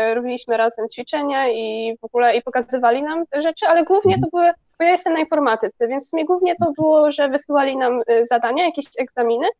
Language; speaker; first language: Polish; early bilingual, other home language; Japanese